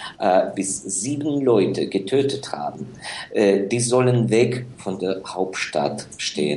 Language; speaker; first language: German; non-native, fluent; Ukrainian